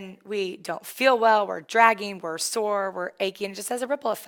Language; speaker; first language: English; native; English